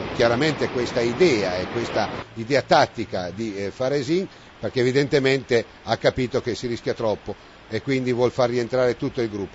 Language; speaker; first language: Italian; native; Italian